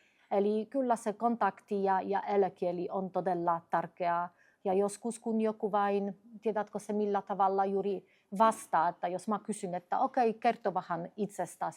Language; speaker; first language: Finnish; non-native, fluent; Polish